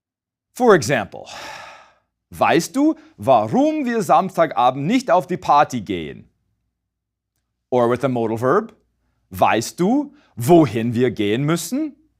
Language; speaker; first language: German; non-native, fluent; English